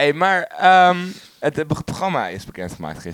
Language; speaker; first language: Dutch; native; Dutch